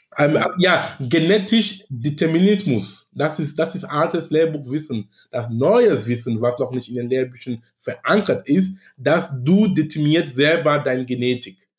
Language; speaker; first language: German; non-native, fluent; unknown